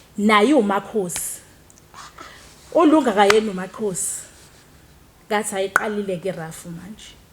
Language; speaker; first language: Zulu; native; Zulu